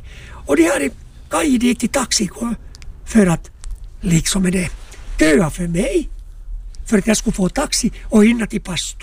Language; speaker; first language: Swedish; non-native, local second language; Finnish